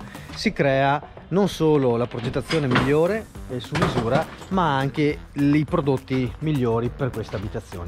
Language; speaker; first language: Italian; native; Italian